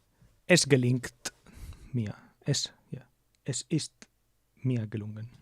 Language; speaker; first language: German; non-native, learner; English